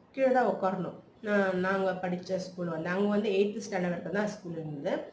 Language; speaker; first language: Tamil; non-native, local second language; Telugu